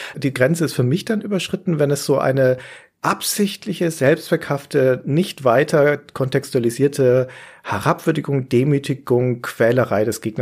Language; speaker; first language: German; native; German